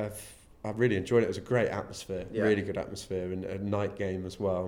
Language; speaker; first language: English; native; English